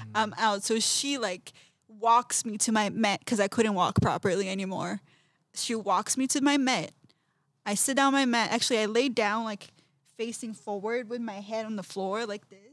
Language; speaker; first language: English; non-native, fluent; Portuguese